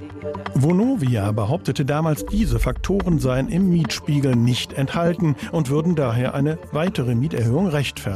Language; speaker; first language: German; native; German